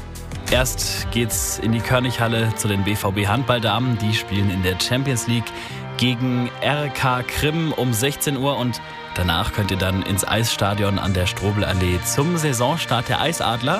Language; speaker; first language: German; native; German